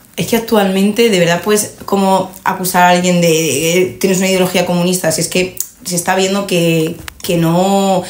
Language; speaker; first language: Spanish; native; Spanish